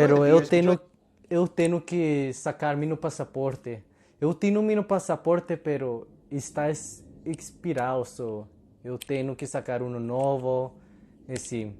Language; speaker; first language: Portuguese; non-native, learner; Spanish